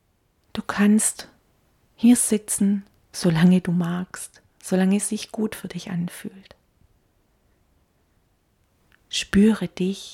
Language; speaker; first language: German; native; German